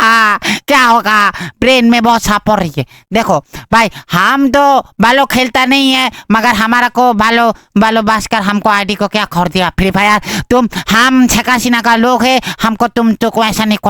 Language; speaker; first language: Hindi; non-native, learner; Bangla